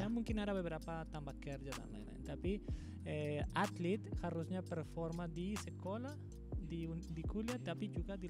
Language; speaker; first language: Indonesian; non-native, fluent; Spanish